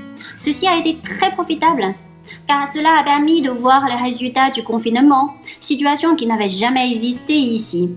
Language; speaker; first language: French; non-native, fluent; Chinese